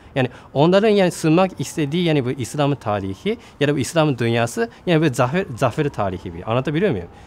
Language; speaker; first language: Turkish; non-native, fluent; Japanese